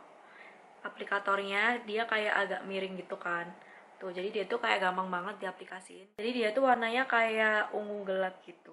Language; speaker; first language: Indonesian; native; Indonesian